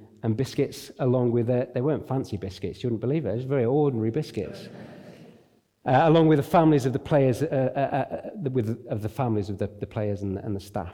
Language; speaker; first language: English; native; English